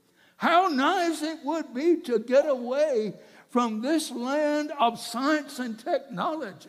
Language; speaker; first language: English; native; English